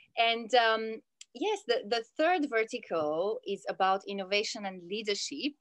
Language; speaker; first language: English; non-native, fluent; Italian